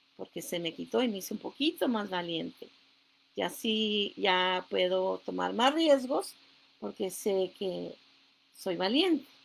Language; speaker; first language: Spanish; early bilingual, heritage; Spanish